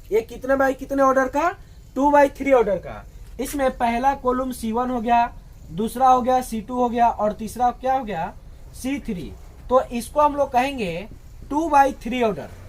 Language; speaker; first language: Hindi; native; Hindi